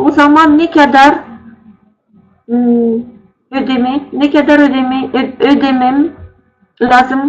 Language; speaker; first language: Turkish; non-native, learner; Russian